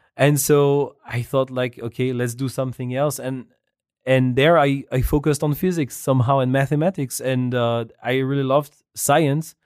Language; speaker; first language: English; non-native, fluent; French